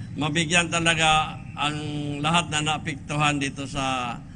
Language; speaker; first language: Filipino; non-native, local second language; Cebuano